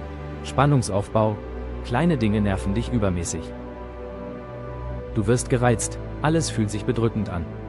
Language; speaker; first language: German; native; German